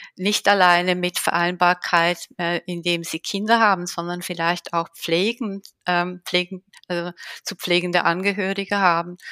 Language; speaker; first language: German; native; German